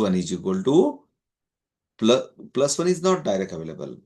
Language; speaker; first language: English; non-native, local second language; Marathi